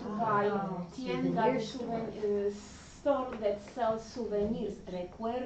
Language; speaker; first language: Spanish; non-native, learner; English